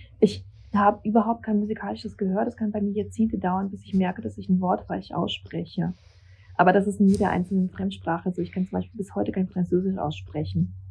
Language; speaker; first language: German; early bilingual, other home language; Russian